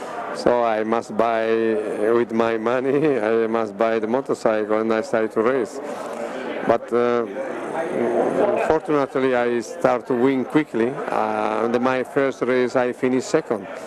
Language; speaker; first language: English; non-native, learner; Italian